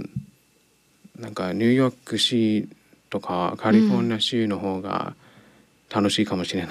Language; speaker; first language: Japanese; non-native, learner; English